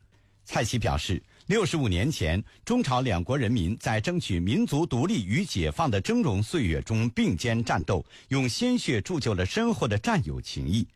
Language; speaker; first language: Chinese; native; Chinese